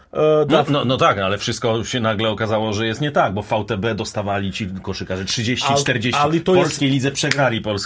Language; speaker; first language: Polish; native; Polish